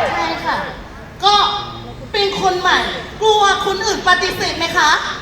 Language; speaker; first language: Thai; non-native, fluent; Burmese